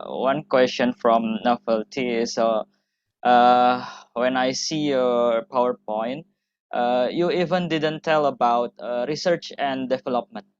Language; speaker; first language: English; non-native, fluent; Indonesian